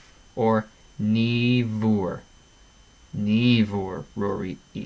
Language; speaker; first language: Irish; non-native, local second language; English